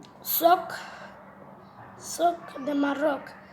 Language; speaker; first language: Catalan; non-native, learner; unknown